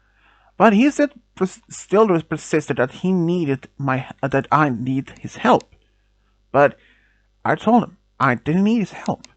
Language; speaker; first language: English; non-native, fluent; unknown